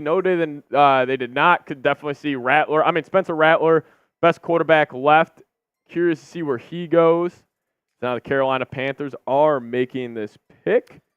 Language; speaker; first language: English; native; English